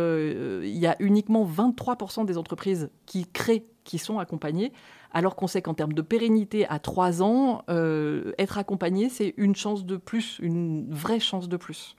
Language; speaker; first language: French; native; French